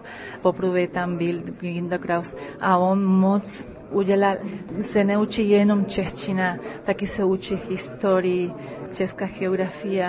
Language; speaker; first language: Czech; early bilingual, heritage; Spanish